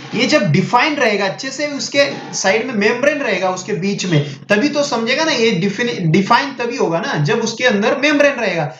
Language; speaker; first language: Hindi; non-native, local second language; Marathi